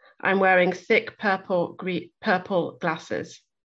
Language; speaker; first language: English; native; English